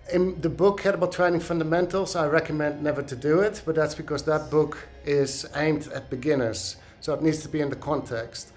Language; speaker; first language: English; non-native, fluent; Dutch